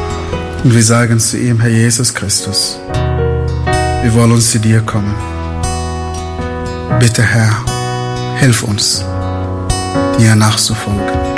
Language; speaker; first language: German; non-native, fluent; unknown